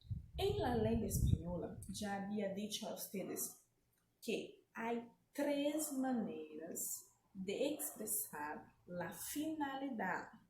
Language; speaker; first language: Spanish; non-native, fluent; Portuguese